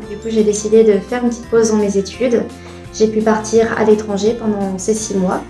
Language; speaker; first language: French; native; French